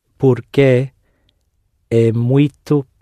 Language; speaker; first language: Portuguese; non-native, learner; English